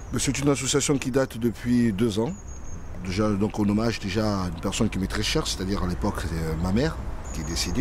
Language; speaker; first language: French; native; French